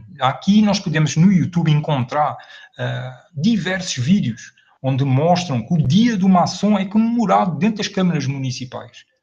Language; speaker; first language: Portuguese; native; Portuguese